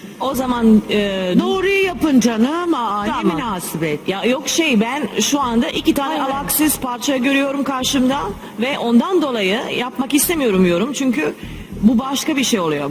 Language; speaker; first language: Turkish; non-native, learner; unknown